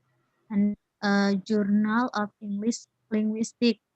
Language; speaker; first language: English; non-native, learner; Indonesian